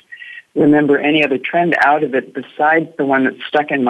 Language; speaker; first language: English; native; English